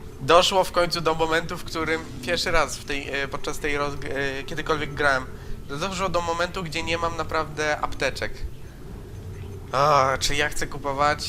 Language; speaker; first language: Polish; native; Polish